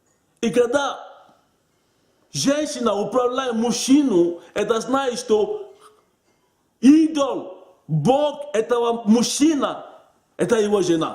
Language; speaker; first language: Russian; non-native, learner; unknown